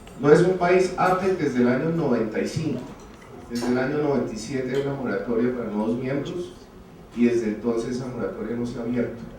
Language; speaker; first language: Spanish; native; Spanish